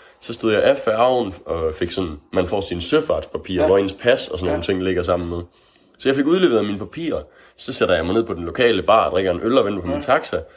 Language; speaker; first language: Danish; native; Danish